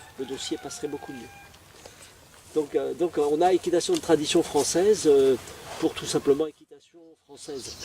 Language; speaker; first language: French; native; French